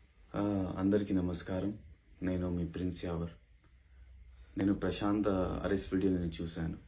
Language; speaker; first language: Telugu; non-native, local second language; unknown